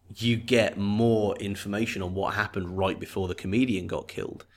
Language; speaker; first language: English; native; English